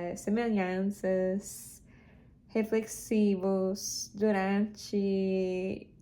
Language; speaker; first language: Portuguese; non-native, learner; English